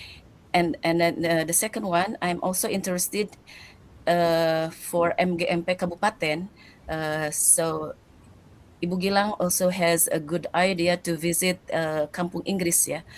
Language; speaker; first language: English; non-native, learner; Indonesian